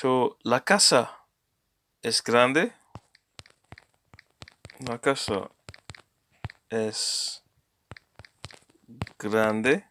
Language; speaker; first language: Spanish; non-native, learner; English